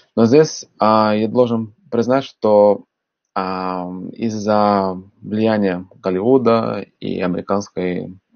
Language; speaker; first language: Russian; non-native, fluent; Portuguese